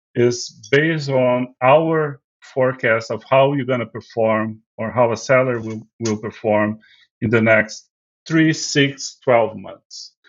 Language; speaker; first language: English; non-native, fluent; Portuguese